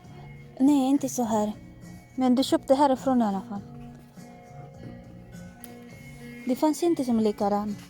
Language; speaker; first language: Swedish; non-native, learner; Filipino